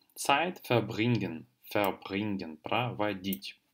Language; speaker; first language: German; non-native, fluent; Russian